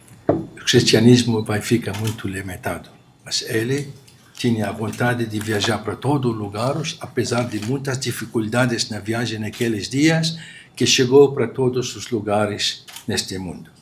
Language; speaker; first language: Portuguese; non-native, fluent; Arabic